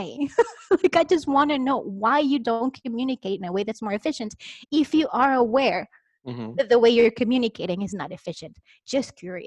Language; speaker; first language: English; non-native, fluent; Spanish